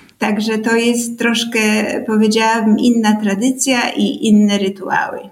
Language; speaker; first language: Polish; native; Polish